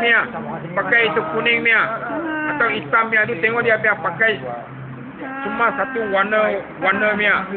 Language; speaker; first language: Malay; non-native, local second language; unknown